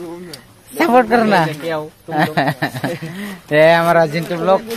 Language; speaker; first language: Hindi; non-native, local second language; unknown